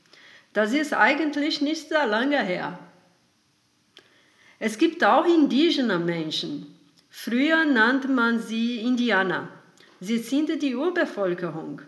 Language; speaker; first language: German; non-native, fluent; Portuguese